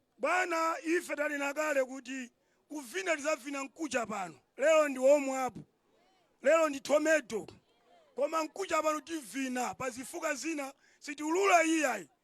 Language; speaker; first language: Nyanja; non-native, local second language; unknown